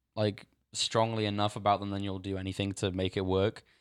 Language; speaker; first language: English; native; English